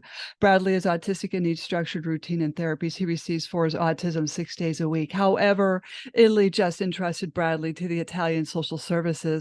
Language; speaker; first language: English; native; English